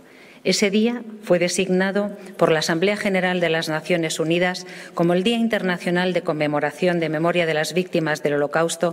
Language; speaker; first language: Spanish; native; Spanish